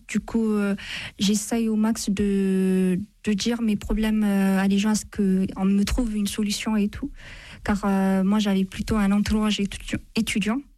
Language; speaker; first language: French; non-native, fluent; Amharic